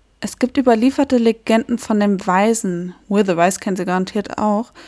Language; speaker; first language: German; native; German